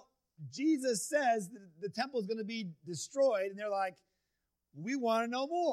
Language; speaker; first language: English; native; English